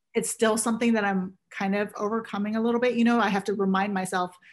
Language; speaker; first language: English; native; English